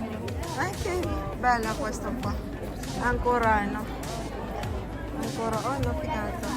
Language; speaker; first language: Italian; non-native, learner; Filipino